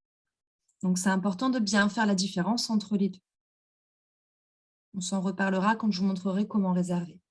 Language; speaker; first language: French; native; French